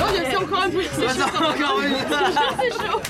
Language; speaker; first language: French; native; French